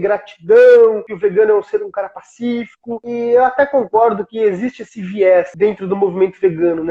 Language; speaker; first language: Portuguese; native; Portuguese